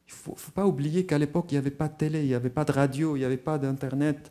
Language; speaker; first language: French; non-native, local second language; Arabic